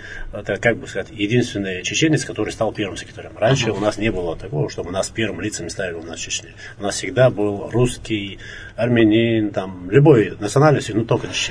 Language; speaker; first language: Russian; non-native, local second language; Chechen